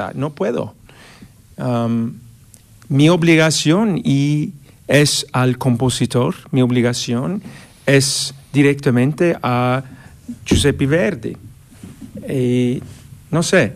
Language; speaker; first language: Spanish; non-native, fluent; English